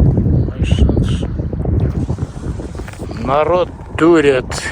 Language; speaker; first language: Russian; non-native, local second language; Armenian